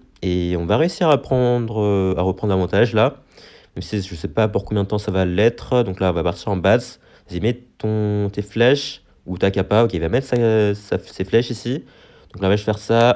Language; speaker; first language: French; native; French